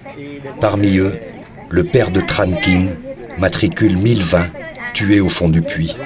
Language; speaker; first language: French; native; French